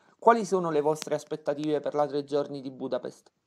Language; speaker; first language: Italian; native; Italian